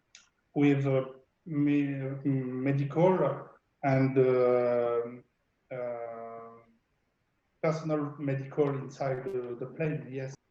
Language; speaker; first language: English; non-native, learner; French